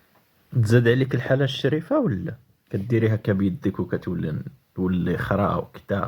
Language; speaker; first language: Arabic; native; Arabic